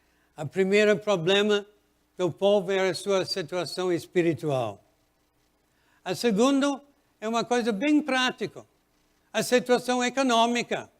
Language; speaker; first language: Portuguese; non-native, fluent; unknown